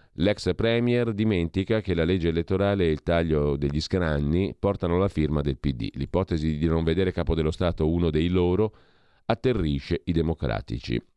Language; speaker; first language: Italian; native; Italian